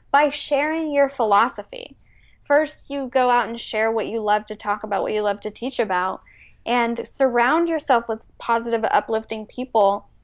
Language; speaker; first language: English; early bilingual, other home language; Spanish